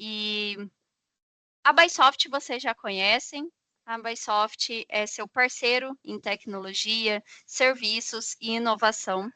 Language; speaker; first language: Portuguese; native; Portuguese